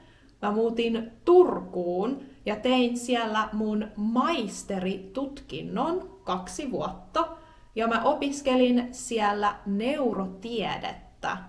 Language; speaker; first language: Finnish; native; Finnish